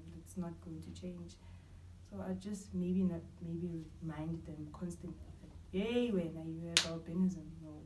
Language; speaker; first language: English; non-native, local second language; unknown